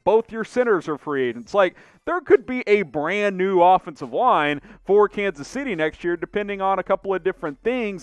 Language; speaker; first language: English; native; English